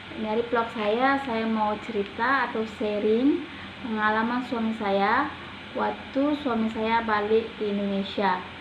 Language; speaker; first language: Indonesian; native; Indonesian